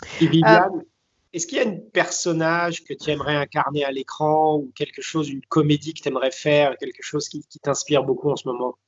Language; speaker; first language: French; native; French